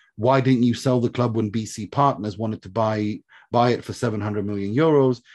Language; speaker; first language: English; early bilingual, other home language; Swedish